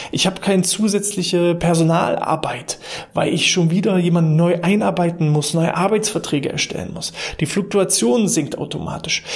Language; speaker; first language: German; native; German